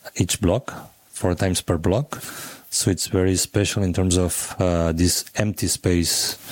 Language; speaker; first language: English; non-native, fluent; Catalan